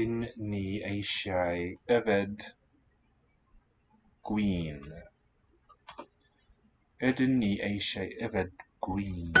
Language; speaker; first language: Welsh; non-native, learner; English